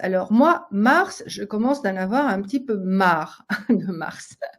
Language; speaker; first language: French; native; French